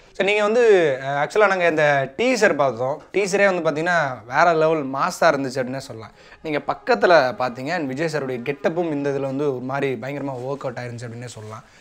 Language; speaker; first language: Tamil; native; Tamil